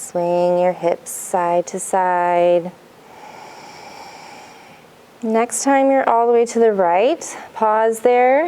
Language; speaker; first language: English; native; English